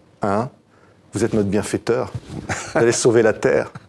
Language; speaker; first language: French; native; French